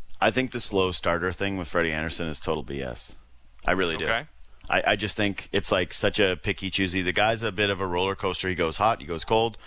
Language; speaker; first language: English; native; English